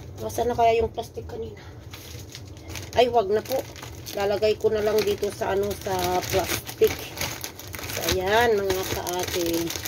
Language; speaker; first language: Filipino; non-native, local second language; Iloko